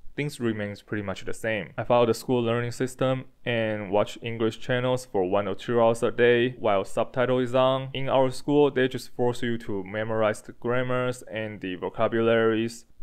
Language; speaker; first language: English; non-native, fluent; Chinese